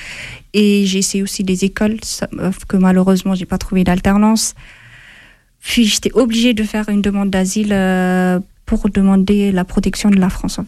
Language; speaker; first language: French; non-native, fluent; Amharic